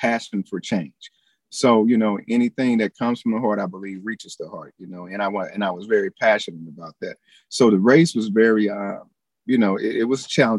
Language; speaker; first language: English; native; English